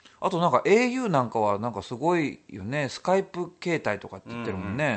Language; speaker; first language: Japanese; native; Japanese